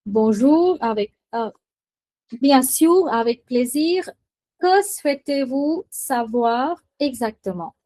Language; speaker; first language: French; non-native, fluent; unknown